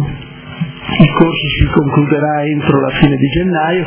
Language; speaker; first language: Italian; native; Italian